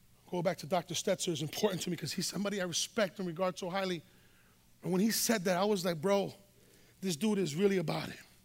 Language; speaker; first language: English; early bilingual, other home language; Spanish